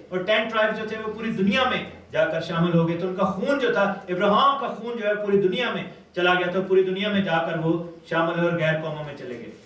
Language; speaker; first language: Urdu; non-native, local second language; Pashto